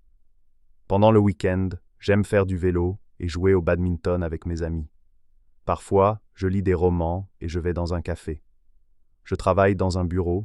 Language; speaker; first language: French; non-native, learner; Chinese